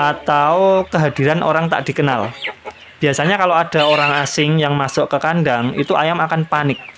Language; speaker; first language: Indonesian; native; Indonesian